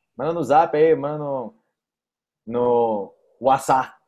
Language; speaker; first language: Portuguese; native; Portuguese